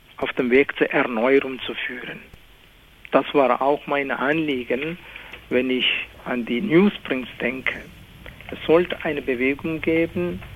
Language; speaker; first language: German; non-native, fluent; Malayalam